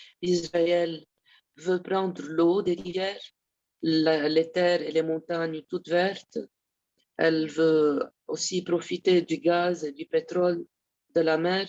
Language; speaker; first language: French; non-native, local second language; Arabic